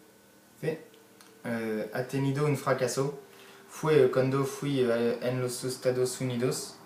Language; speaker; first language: Spanish; non-native, learner; French